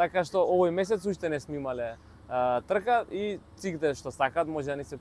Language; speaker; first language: Macedonian; native; Macedonian